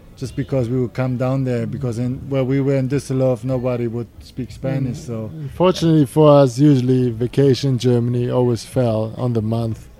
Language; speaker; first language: English; non-native, fluent; German